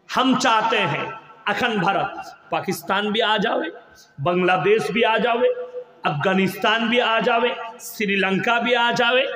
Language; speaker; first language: Hindi; non-native, local second language; Bangla